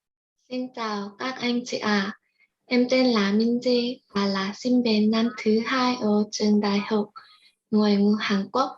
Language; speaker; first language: Vietnamese; non-native, learner; Korean